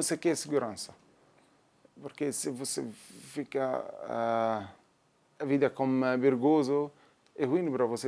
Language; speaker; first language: Portuguese; non-native, learner; Arabic